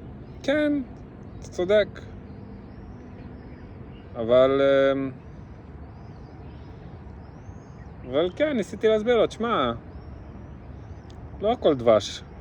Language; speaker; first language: Hebrew; early bilingual, other home language; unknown